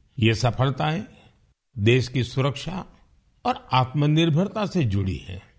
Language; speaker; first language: Hindi; non-native, local second language; Gujarati